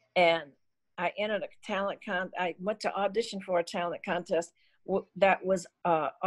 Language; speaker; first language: English; native; English